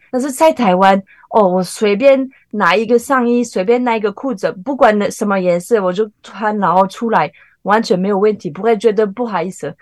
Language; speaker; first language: Chinese; non-native, fluent; French